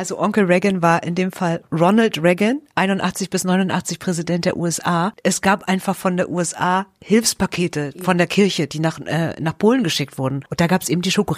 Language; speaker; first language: German; native; German